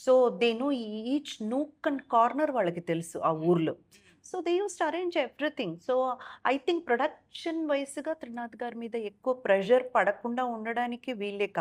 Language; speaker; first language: Telugu; native; Telugu